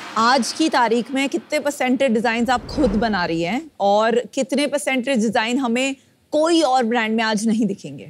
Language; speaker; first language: Hindi; native; Hindi